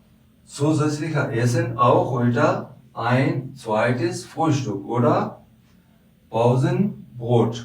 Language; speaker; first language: German; non-native, learner; Pashto